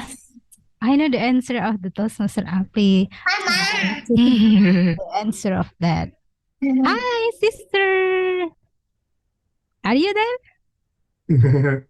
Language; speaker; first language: English; non-native, learner; Indonesian